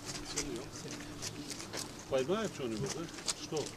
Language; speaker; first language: Russian; non-native, local second language; Kyrgyz